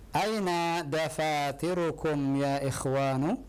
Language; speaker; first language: Arabic; non-native, fluent; Indonesian